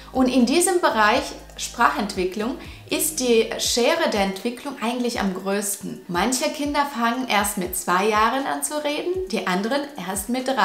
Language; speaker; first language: German; non-native, fluent; Russian